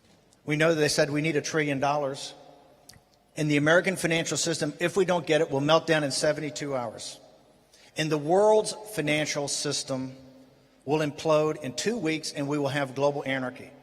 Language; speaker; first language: English; native; English